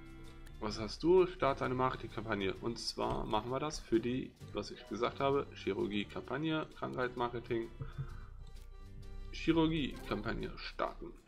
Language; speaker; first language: German; native; German